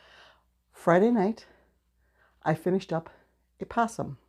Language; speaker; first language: English; native; English